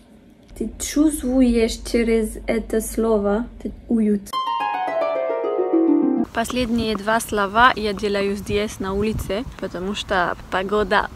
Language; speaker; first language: Russian; non-native, fluent; French